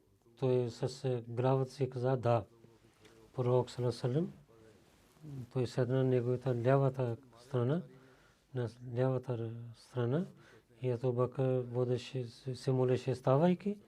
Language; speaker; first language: Bulgarian; non-native, learner; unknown